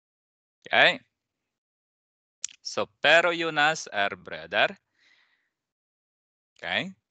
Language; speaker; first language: Swedish; non-native, fluent; Persian